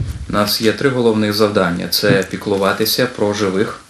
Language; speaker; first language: Ukrainian; native; Ukrainian